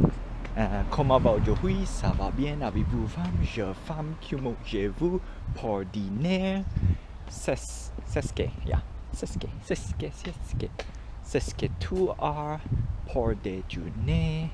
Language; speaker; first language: French; non-native, learner; English